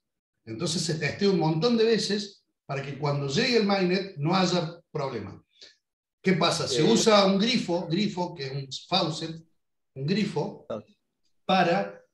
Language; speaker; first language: Spanish; native; Spanish